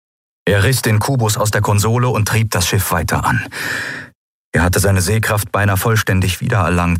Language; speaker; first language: German; native; German